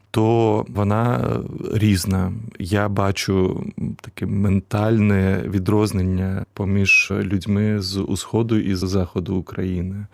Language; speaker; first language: Ukrainian; native; Ukrainian